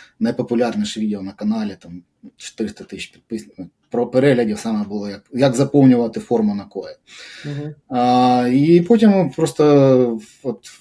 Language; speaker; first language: Ukrainian; non-native, local second language; Russian